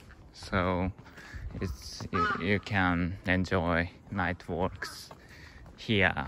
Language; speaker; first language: English; non-native, learner; Japanese